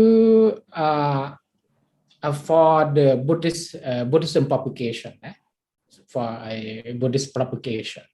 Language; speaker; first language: English; non-native, learner; Thai